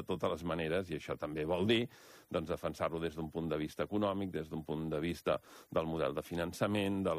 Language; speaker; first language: Catalan; native; Catalan